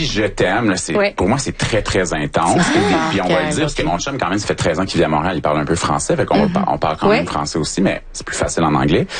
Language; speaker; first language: French; native; French